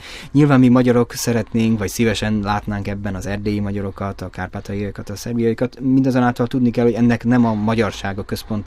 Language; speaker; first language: Hungarian; native; Hungarian